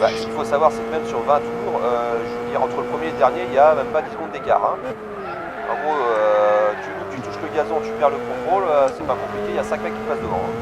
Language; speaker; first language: French; native; French